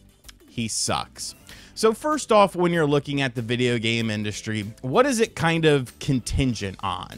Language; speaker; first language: English; native; English